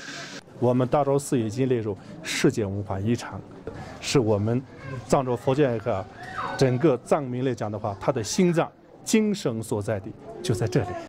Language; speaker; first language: Chinese; non-native, local second language; Tibetan